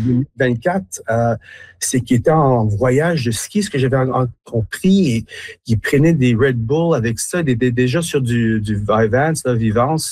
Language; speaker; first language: French; native; French